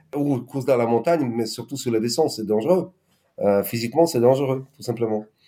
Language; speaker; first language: French; non-native, fluent; Polish